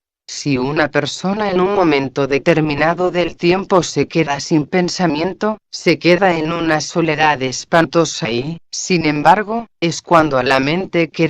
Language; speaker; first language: Spanish; native; Spanish